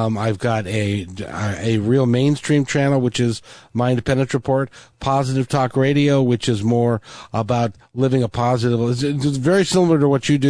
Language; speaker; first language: English; native; English